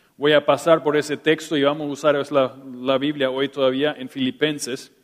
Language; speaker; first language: Spanish; non-native, local second language; German